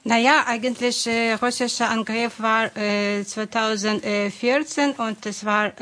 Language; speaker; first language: German; non-native, fluent; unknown